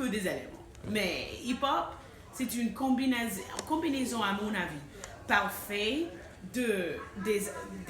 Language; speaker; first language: French; non-native, fluent; English